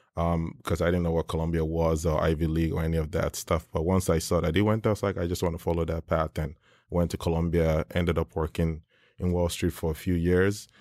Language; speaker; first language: English; non-native, local second language; Yoruba